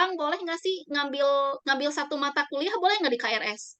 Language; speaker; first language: Indonesian; native; Indonesian